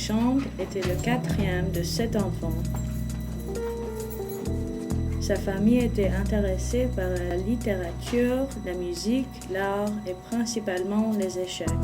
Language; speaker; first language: French; non-native, learner; English